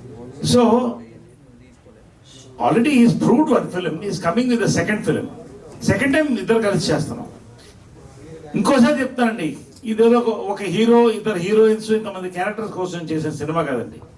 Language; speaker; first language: Telugu; native; Telugu